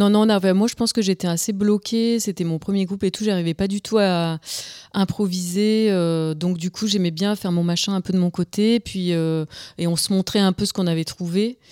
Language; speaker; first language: French; native; French